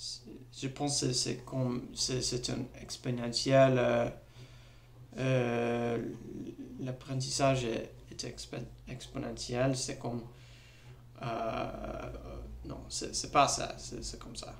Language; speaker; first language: French; non-native, learner; English